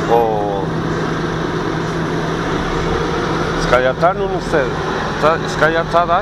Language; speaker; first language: Danish; non-native, learner; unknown